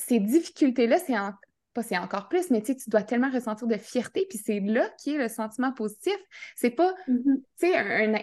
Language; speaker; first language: French; native; French